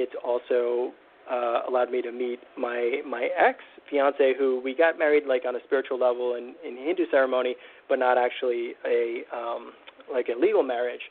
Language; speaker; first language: English; native; English